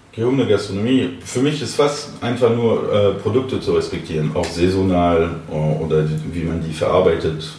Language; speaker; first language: German; non-native, fluent; French